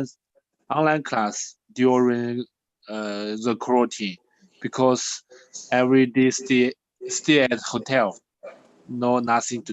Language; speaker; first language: English; non-native, learner; Chinese